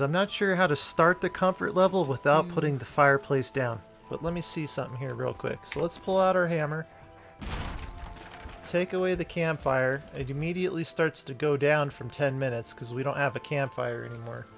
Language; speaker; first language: English; native; English